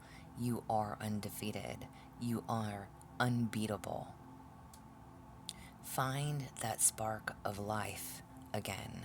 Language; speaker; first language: English; native; English